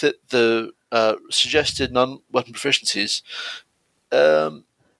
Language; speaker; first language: English; native; English